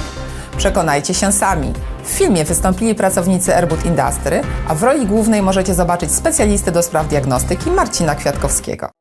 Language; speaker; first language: Polish; native; Polish